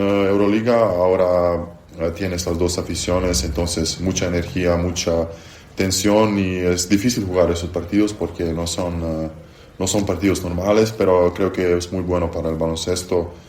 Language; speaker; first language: Spanish; non-native, fluent; Serbian